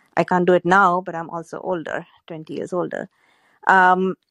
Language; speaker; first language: English; non-native, local second language; Gujarati